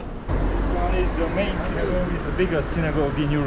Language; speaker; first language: English; non-native, fluent; Hungarian